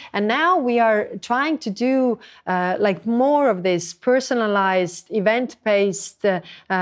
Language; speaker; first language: English; non-native, fluent; Estonian